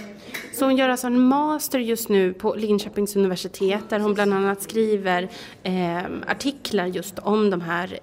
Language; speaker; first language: Swedish; native; Swedish